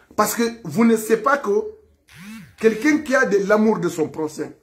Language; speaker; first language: French; non-native, local second language; Fula